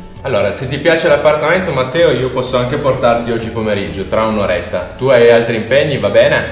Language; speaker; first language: Italian; native; Italian